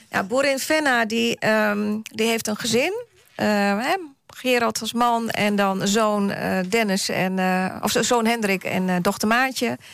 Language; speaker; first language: Dutch; native; Dutch